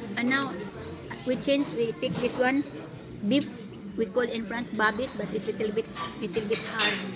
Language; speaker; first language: English; non-native, local second language; Filipino